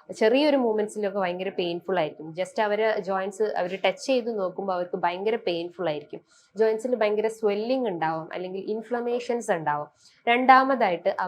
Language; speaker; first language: Malayalam; native; Malayalam